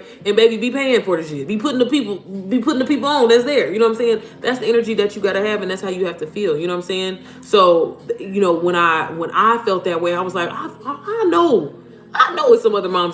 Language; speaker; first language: English; native; English